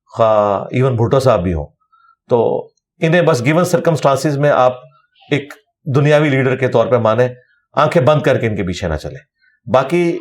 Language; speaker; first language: Urdu; non-native, local second language; Punjabi